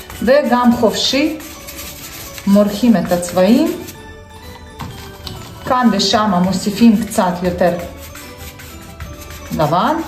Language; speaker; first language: Hebrew; non-native, fluent; Russian